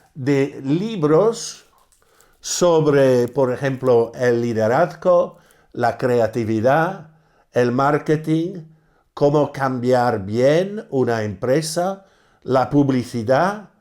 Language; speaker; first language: Spanish; non-native, fluent; English